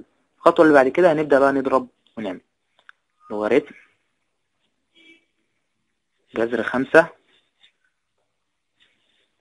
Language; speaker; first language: Arabic; native; Arabic